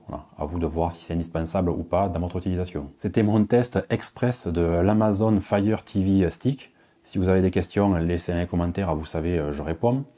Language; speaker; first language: French; native; French